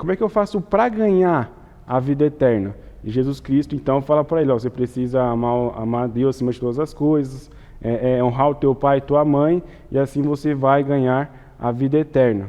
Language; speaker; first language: Portuguese; native; Portuguese